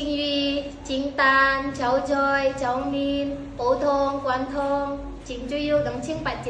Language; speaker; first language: Cantonese; non-native, learner; Indonesian